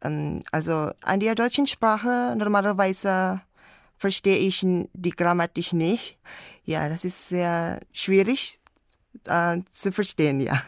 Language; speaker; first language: German; non-native, learner; Indonesian